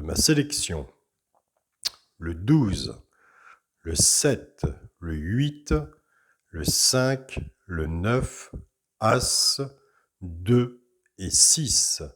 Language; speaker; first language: French; native; French